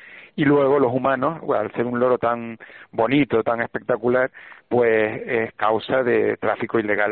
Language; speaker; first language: Spanish; native; Spanish